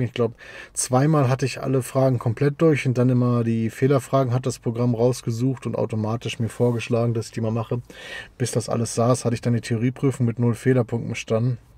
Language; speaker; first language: German; native; German